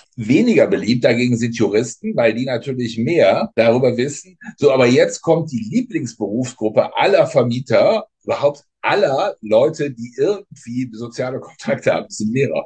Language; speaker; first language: German; native; German